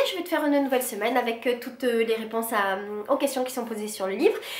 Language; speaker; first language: French; native; French